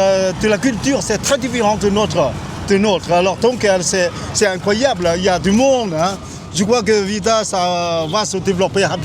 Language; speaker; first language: French; non-native, learner; Chinese